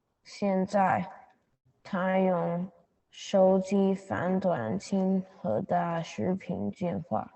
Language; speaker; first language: Chinese; non-native, learner; English